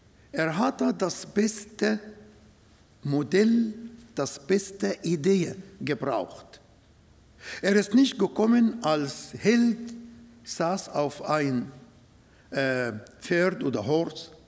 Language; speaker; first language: German; non-native, fluent; Arabic